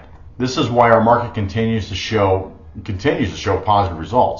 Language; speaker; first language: English; native; English